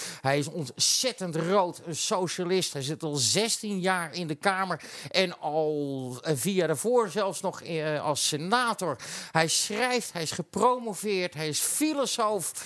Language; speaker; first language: Dutch; native; Dutch